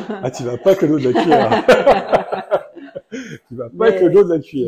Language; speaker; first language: French; native; French